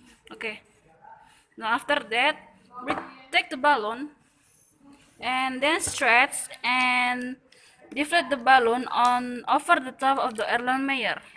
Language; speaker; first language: English; non-native, learner; Indonesian